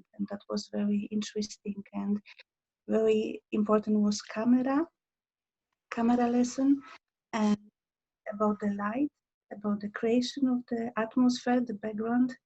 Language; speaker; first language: English; non-native, learner; Polish